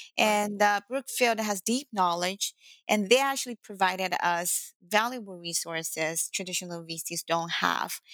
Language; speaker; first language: English; non-native, fluent; Chinese